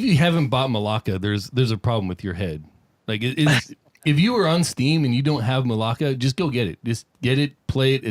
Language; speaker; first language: English; native; English